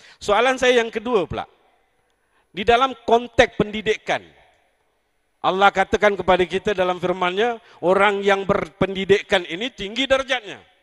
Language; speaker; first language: Malay; native; Malay